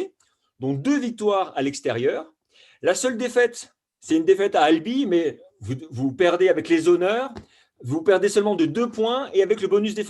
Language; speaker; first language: French; native; French